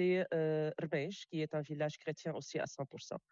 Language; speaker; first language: French; non-native, local second language; Arabic